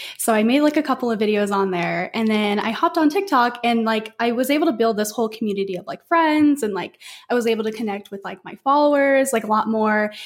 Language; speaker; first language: English; native; English